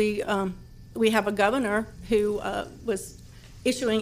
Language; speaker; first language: English; native; English